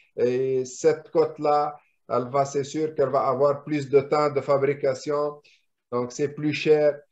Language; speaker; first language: French; non-native, local second language; Arabic